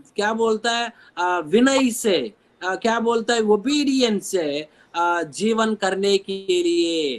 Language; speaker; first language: Hindi; non-native, local second language; Telugu